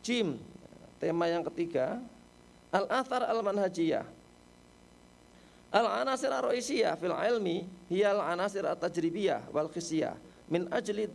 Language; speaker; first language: Arabic; non-native, fluent; Indonesian